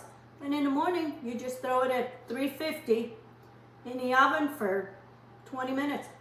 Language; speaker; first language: English; non-native, fluent; Portuguese